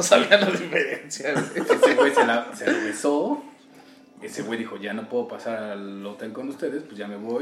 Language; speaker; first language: Spanish; native; Spanish